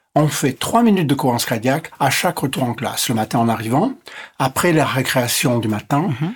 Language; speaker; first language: French; non-native, local second language; English